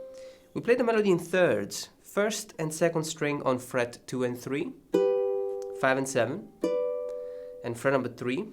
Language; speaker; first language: English; non-native, fluent; Italian